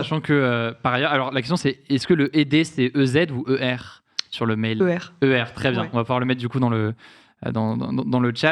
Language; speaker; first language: French; native; French